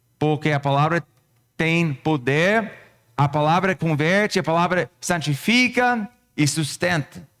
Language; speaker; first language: Portuguese; non-native, fluent; English